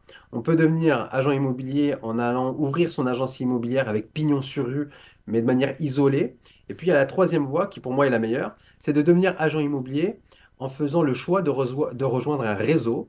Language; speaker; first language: French; native; French